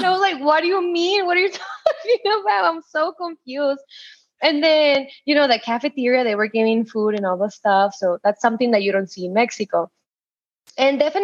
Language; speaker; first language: English; non-native, fluent; Spanish